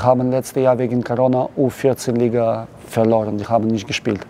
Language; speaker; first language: German; non-native, learner; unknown